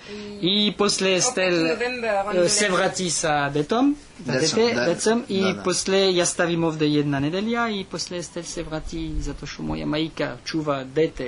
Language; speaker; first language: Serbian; non-native, learner; French